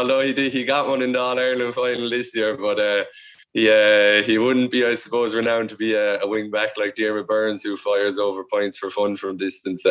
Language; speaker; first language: English; native; English